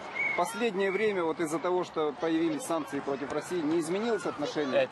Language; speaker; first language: Russian; native; Russian